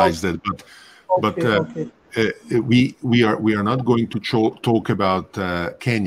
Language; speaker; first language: English; non-native, fluent; Hungarian